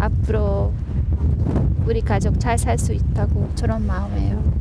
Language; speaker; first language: Korean; non-native, learner; Hungarian